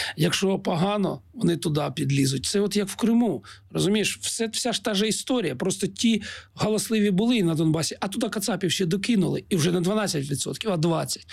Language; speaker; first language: Ukrainian; non-native, local second language; Russian